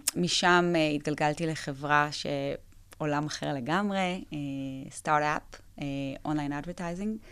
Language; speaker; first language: Hebrew; native; Hebrew